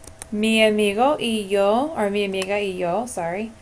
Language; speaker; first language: Spanish; non-native, fluent; English